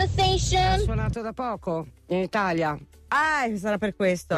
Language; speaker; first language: Italian; native; Italian